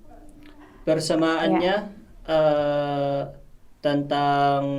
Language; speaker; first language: Indonesian; non-native, fluent; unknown